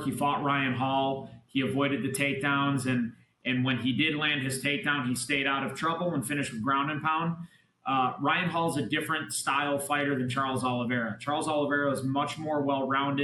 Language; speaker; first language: English; native; English